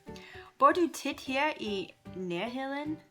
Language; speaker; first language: Danish; non-native, learner; English